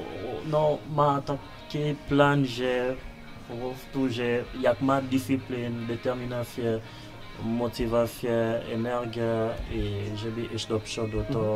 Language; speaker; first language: Polish; non-native, learner; Lingala